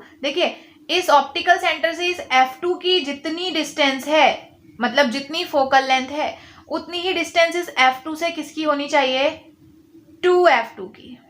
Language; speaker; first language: Hindi; native; Hindi